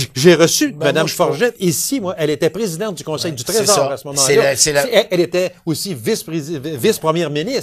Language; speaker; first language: French; native; French